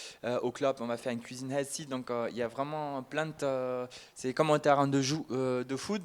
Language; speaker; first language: French; non-native, fluent; German